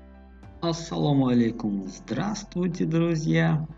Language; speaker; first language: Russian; non-native, local second language; Tajik